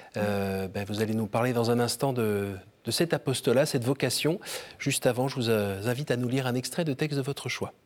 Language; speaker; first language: French; native; French